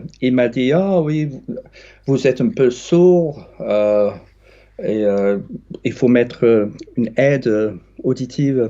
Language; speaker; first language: French; non-native, fluent; English